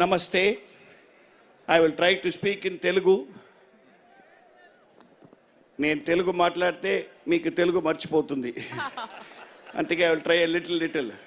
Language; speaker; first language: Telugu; non-native, learner; Tamil